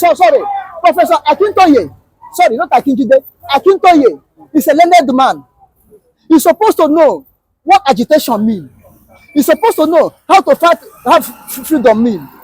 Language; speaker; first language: English; non-native, local second language; Igbo